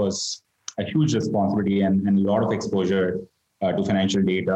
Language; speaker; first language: English; non-native, local second language; Gujarati